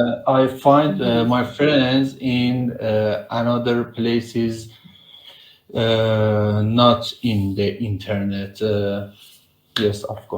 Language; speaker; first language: English; non-native, learner; Persian